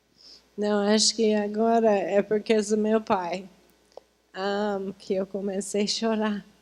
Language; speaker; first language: Portuguese; non-native, fluent; English